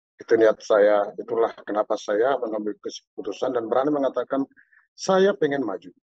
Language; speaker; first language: Indonesian; non-native, local second language; Batak Toba